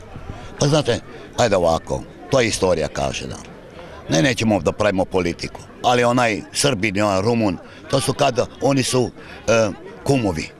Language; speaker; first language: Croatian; early bilingual, heritage; Serbian